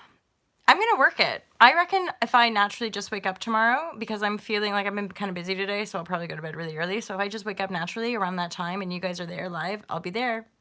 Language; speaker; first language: English; native; English